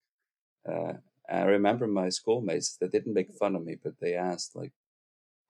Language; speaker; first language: English; non-native, fluent; Icelandic